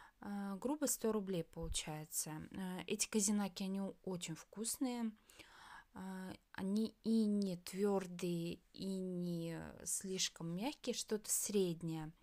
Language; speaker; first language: Russian; native; Russian